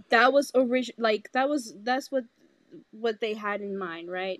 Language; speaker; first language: English; non-native, fluent; Spanish